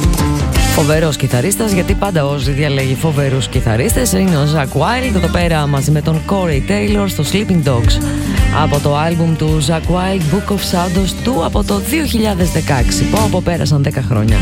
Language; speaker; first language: Greek; native; Greek